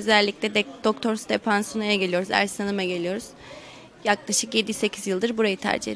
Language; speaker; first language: Turkish; native; Turkish